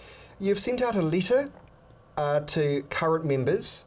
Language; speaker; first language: English; native; English